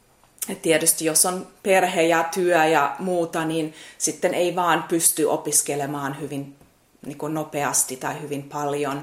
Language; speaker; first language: Finnish; non-native, fluent; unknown